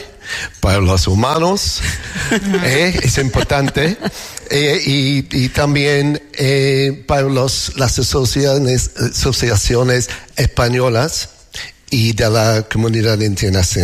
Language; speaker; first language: Spanish; non-native, learner; English